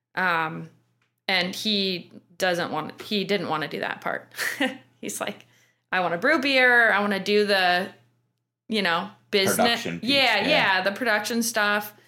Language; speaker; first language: English; native; English